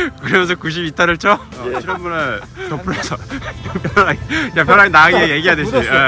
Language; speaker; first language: Korean; native; Korean